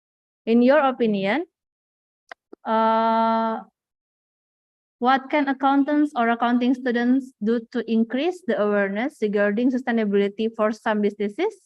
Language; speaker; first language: English; non-native, fluent; Indonesian